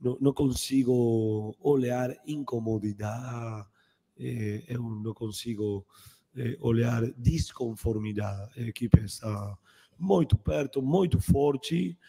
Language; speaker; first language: Portuguese; non-native, learner; Spanish